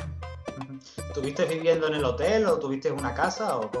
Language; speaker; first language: Spanish; native; Spanish